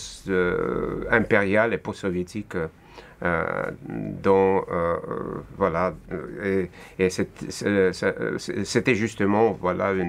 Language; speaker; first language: French; non-native, fluent; Russian